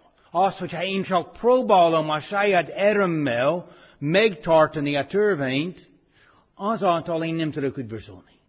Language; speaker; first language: Hungarian; non-native, fluent; English